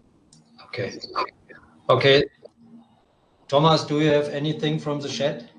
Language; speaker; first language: English; non-native, fluent; German